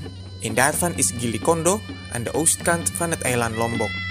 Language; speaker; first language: Dutch; non-native, fluent; Indonesian